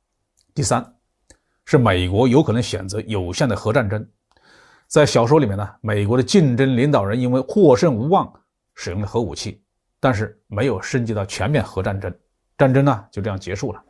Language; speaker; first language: Chinese; native; Chinese